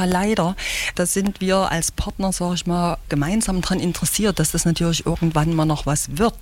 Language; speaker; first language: German; native; German